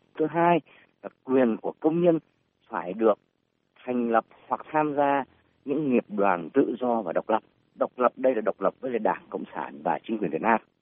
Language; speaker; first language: Vietnamese; native; Vietnamese